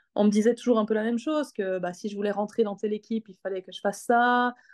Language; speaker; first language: French; native; French